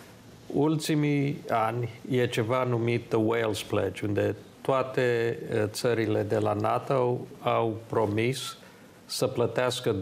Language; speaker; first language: Romanian; early bilingual, heritage; Romanian